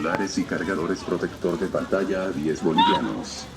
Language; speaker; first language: Spanish; native; Spanish